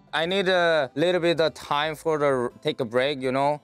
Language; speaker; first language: English; non-native, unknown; Korean